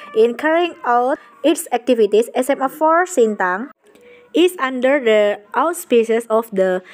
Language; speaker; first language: English; non-native, learner; Indonesian